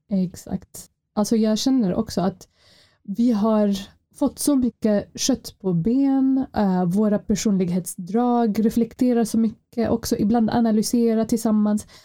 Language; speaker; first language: Swedish; non-native, fluent; Arabic